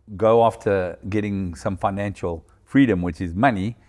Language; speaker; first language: English; native; English